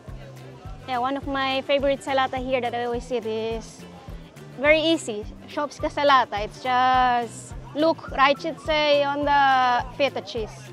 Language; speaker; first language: English; non-native, local second language; Filipino